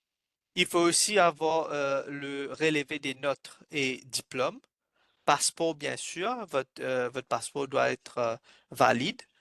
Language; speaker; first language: French; non-native, fluent; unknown